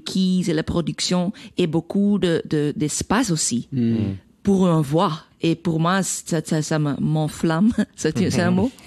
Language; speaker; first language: French; non-native, learner; Dutch